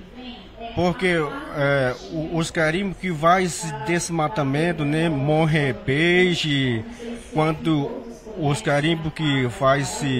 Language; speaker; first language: Portuguese; non-native, local second language; Yanomámi